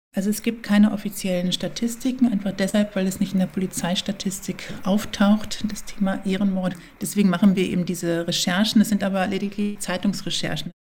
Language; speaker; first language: German; native; German